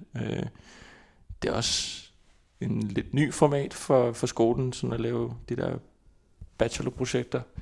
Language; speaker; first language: Danish; non-native, fluent; Icelandic